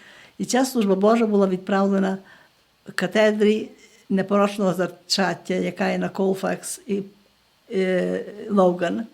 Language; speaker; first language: Ukrainian; early bilingual, heritage; Ukrainian